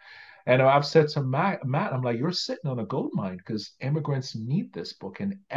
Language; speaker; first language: English; non-native, local second language; Yoruba